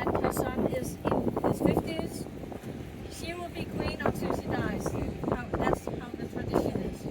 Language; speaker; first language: English; non-native, fluent; Danish